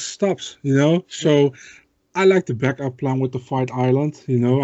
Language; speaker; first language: English; non-native, fluent; Dutch